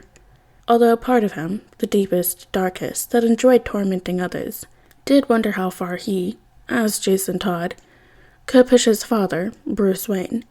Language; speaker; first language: English; native; English